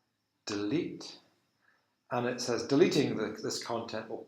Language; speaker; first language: English; native; English